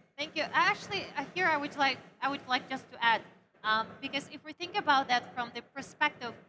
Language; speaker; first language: English; non-native, fluent; Ukrainian